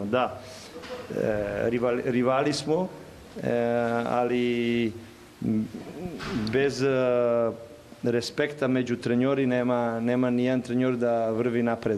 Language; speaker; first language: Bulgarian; non-native, learner; Serbian